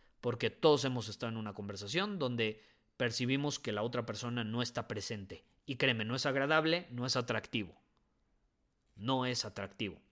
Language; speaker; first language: Spanish; native; Spanish